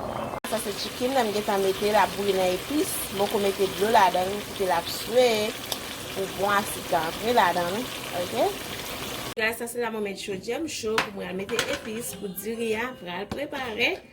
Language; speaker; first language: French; non-native, learner; Haitian Creole